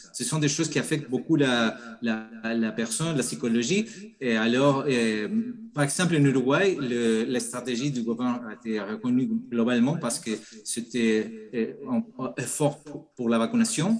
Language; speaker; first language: French; non-native, fluent; Spanish